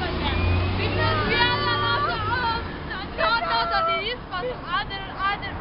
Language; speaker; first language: English; non-native, learner; Italian